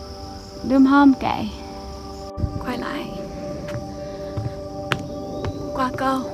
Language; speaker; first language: Vietnamese; non-native, fluent; English